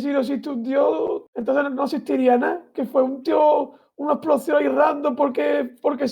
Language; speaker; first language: Spanish; native; Spanish